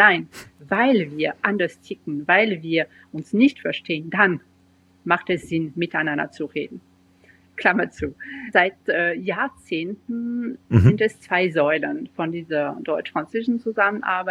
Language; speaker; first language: German; non-native, fluent; French